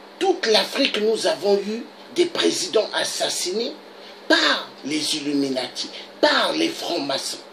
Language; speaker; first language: French; non-native, local second language; Lingala